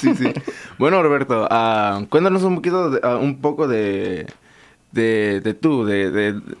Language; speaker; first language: Spanish; native; Spanish